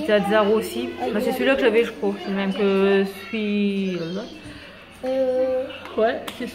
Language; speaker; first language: French; native; French